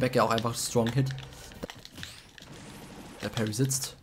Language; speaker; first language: German; native; German